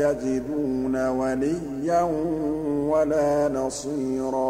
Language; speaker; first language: Arabic; native; Arabic